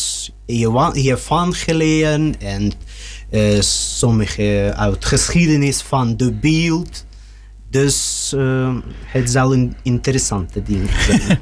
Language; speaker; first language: Dutch; non-native, learner; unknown